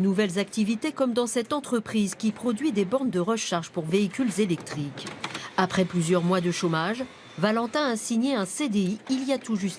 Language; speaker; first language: French; native; French